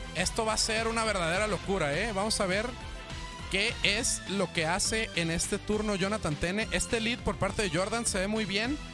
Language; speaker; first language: Spanish; native; Spanish